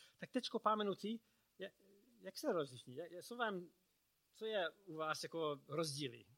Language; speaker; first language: Czech; non-native, learner; English